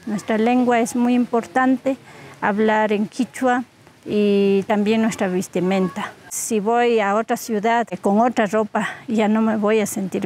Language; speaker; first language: Spanish; non-native, local second language; Quechua